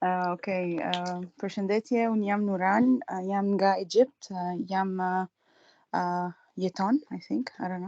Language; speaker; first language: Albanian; non-native, learner; Arabic